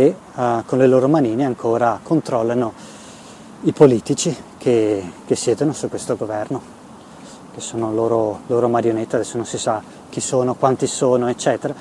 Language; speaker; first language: Italian; native; Italian